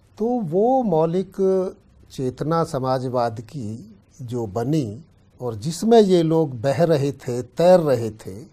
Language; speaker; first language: Hindi; native; Hindi